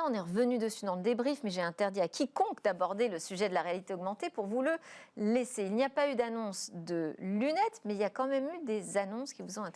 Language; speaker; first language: French; native; French